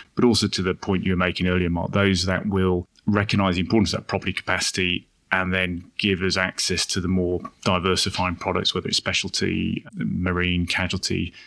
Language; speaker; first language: English; native; English